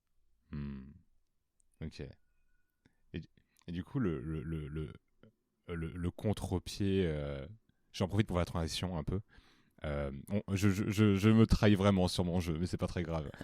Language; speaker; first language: French; native; French